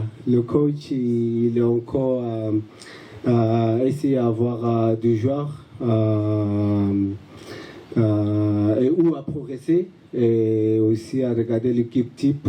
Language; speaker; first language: French; non-native, learner; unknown